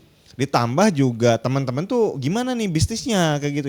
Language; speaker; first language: Indonesian; native; Indonesian